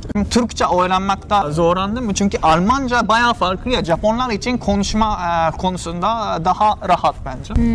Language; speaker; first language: Turkish; non-native, learner; Japanese